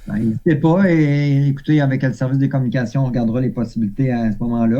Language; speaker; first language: French; native; French